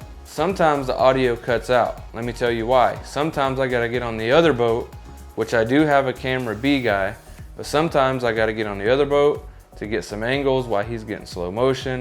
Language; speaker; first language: English; native; English